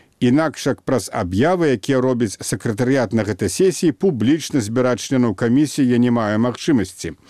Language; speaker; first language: Belarusian; native; Belarusian